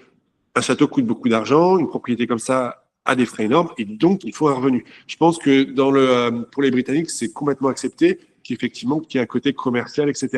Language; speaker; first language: French; native; French